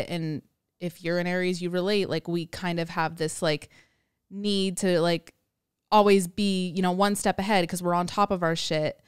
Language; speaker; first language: English; native; English